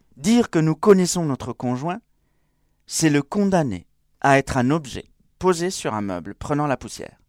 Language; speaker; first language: French; non-native, fluent; Spanish